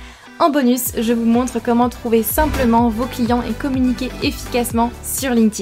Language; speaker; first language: French; native; French